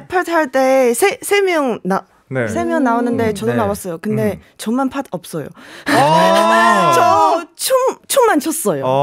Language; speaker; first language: Korean; non-native, learner; Chinese